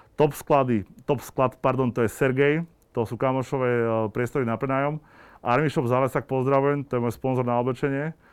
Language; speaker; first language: Slovak; native; Slovak